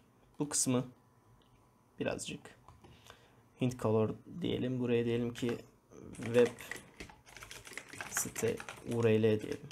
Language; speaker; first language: Turkish; native; Turkish